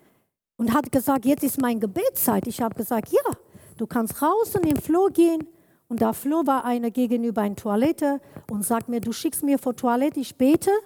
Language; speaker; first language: German; non-native, learner; Kurdish